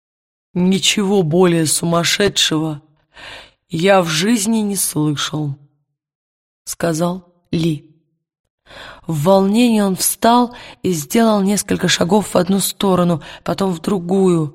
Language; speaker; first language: Russian; native; Russian